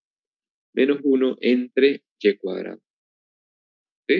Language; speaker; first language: Spanish; native; Spanish